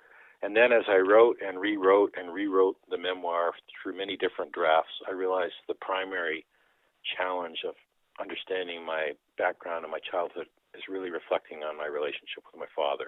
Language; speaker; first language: English; early bilingual, other home language; Dutch